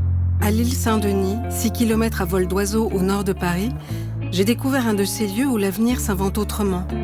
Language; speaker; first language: French; native; French